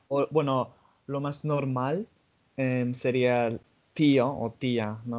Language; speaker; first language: Spanish; non-native, fluent; English